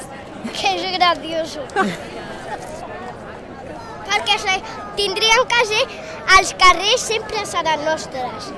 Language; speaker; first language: Spanish; non-native, local second language; Catalan